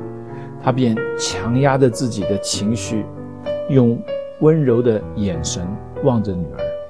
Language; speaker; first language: Chinese; native; Chinese